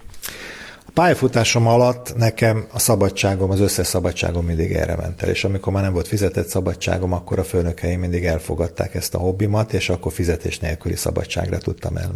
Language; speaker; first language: Hungarian; native; Hungarian